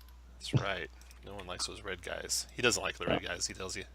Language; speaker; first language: English; native; English